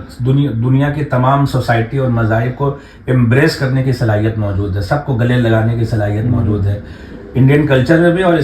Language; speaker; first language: Hindi; native; Hindi